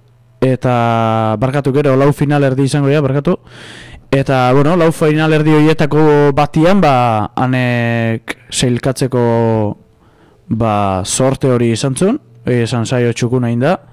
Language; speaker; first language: Basque; native; Basque